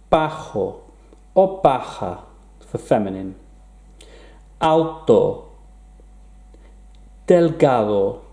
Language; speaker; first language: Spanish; non-native, fluent; English